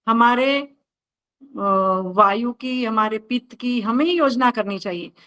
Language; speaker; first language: Hindi; non-native, local second language; Marathi